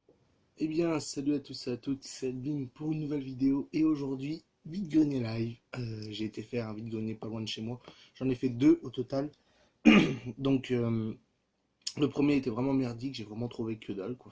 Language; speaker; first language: French; native; French